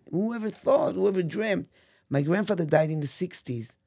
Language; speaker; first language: English; non-native, fluent; Hebrew